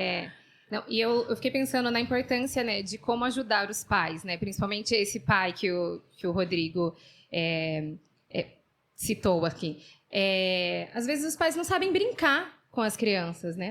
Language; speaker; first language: Portuguese; native; Portuguese